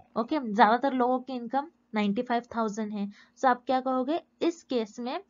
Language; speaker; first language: Hindi; native; Hindi